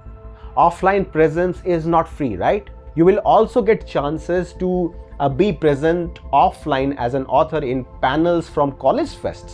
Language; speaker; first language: English; non-native, local second language; Hindi